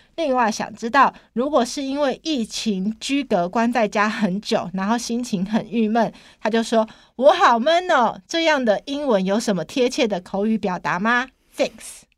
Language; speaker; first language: Chinese; native; Chinese